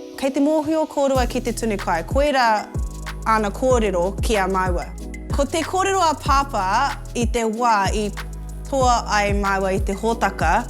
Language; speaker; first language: Māori; non-native, local second language; English